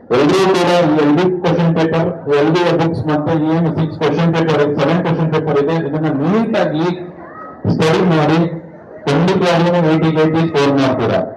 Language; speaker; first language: Kannada; native; Kannada